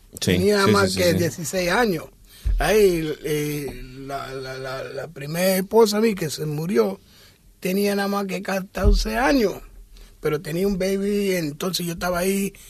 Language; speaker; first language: Spanish; early bilingual, heritage; English